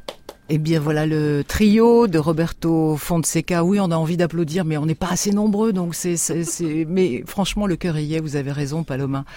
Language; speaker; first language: French; native; French